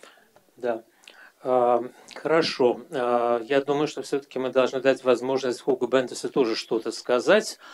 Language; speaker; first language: Russian; native; Russian